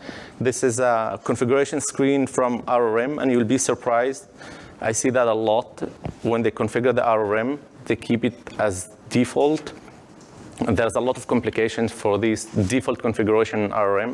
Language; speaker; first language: English; non-native, fluent; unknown